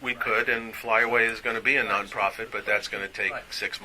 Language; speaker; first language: English; native; English